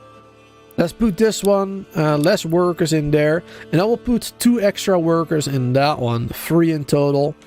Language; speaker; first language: English; native; English